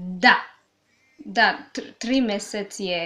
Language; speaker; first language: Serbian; non-native, learner; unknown